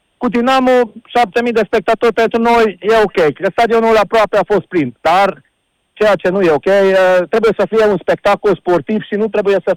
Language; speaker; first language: Romanian; non-native, local second language; Hungarian